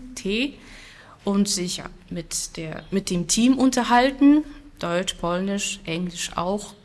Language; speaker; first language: German; non-native, fluent; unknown